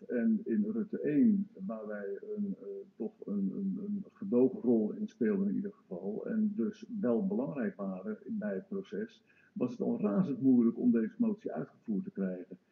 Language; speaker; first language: Dutch; native; Dutch